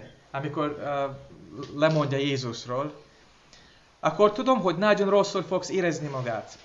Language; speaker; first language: Hungarian; non-native, fluent; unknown